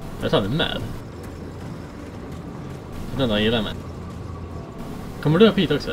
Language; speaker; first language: Swedish; native; Swedish